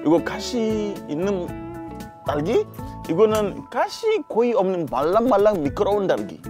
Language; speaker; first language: Korean; non-native, learner; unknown